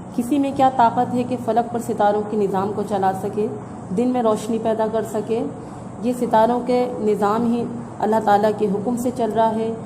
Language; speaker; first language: Urdu; native; Urdu